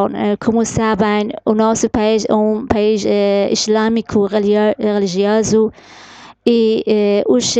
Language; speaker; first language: Portuguese; non-native, fluent; Persian